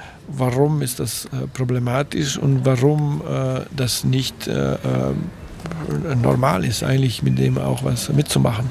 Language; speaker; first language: German; non-native, fluent; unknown